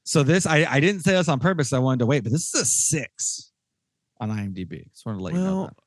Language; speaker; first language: English; native; English